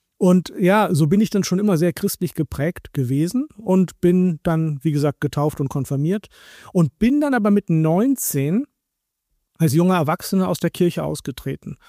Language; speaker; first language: German; native; German